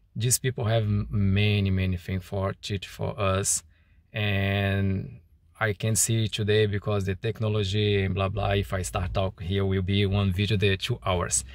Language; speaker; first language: English; non-native, learner; Portuguese